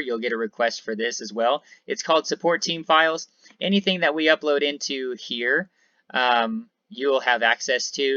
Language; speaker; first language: English; native; English